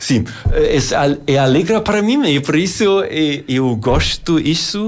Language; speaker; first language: Portuguese; non-native, learner; German